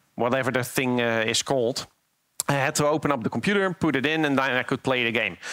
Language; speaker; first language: English; non-native, fluent; Dutch